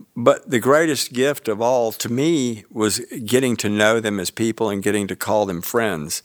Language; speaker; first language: English; native; English